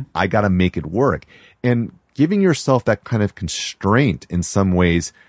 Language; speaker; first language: English; native; English